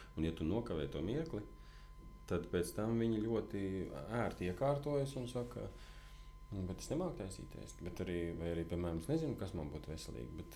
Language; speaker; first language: Latvian; native; Latvian